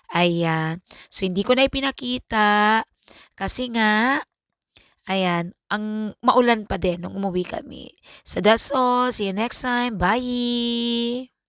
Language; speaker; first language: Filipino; native; Filipino